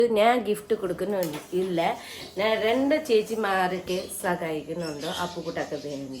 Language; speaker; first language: Malayalam; non-native, learner; Nepali